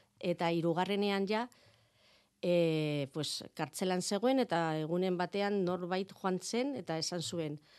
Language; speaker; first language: Basque; non-native, local second language; Spanish